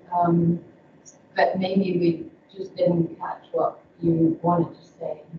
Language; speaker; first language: English; non-native, fluent; Finnish